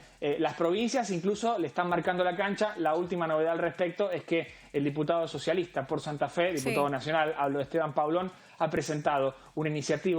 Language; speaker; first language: Spanish; native; Spanish